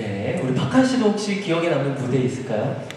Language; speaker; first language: Korean; native; Korean